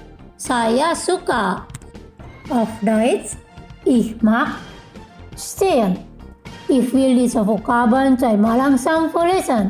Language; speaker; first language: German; non-native, fluent; Indonesian